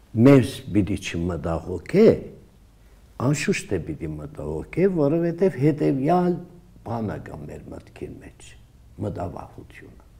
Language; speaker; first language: Armenian; early bilingual, heritage; Armenian